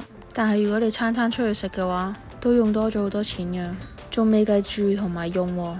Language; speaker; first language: Cantonese; native; Cantonese